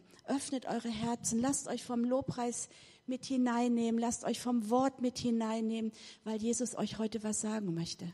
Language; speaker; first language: German; native; German